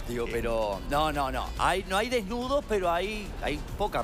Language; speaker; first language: Spanish; native; Spanish